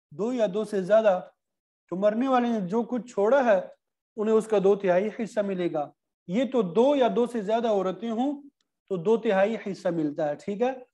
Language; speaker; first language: Urdu; native; Urdu